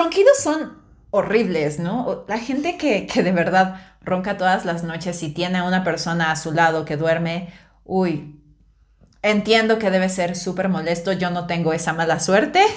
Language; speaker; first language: Spanish; native; Spanish